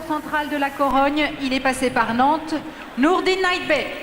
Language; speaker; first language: French; native; French